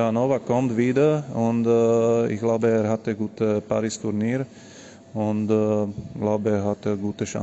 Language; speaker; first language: German; non-native, fluent; Slovak